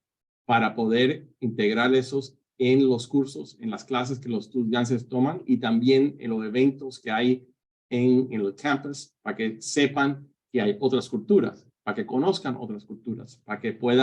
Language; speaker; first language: Spanish; early bilingual, heritage; Spanish